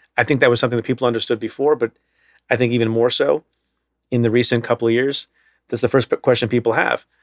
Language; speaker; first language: English; early bilingual, other home language; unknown